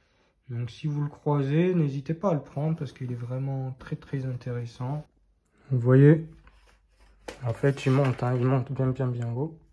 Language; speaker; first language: French; native; French